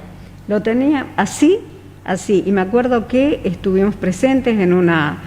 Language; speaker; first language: Spanish; native; Spanish